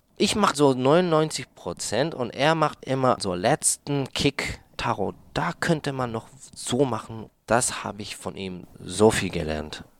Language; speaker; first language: German; non-native, fluent; Japanese